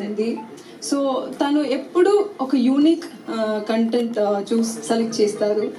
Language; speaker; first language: Telugu; non-native, learner; Tamil